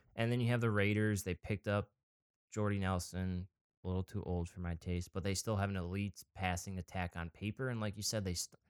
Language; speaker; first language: English; native; English